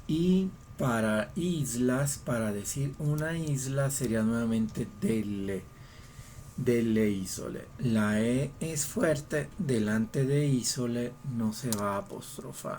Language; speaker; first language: Spanish; non-native, fluent; Italian